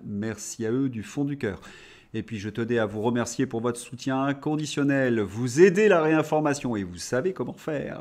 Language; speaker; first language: French; native; French